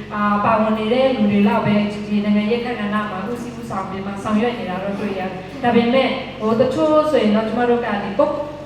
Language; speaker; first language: Burmese; non-native, local second language; Shwe Palaung